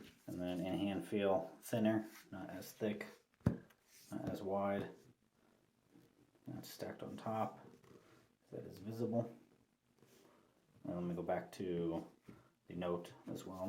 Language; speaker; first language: English; native; English